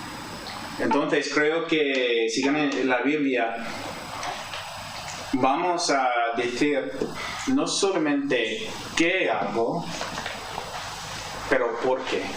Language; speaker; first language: Spanish; non-native, fluent; English